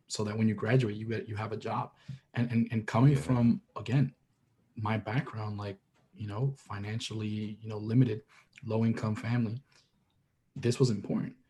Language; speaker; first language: English; early bilingual, other home language; Spanish